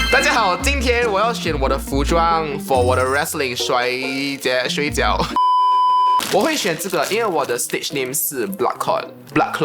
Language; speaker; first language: Chinese; non-native, local second language; English